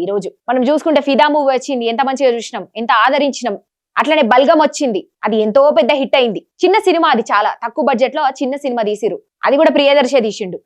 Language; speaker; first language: Telugu; native; Telugu